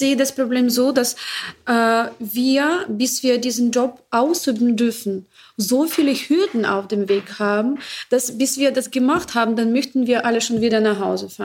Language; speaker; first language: German; non-native, fluent; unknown